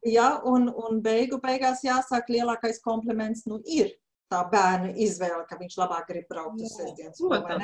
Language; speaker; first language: Latvian; native; Latvian